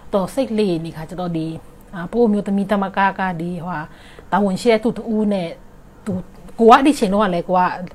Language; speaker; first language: Burmese; non-native, local second language; Shan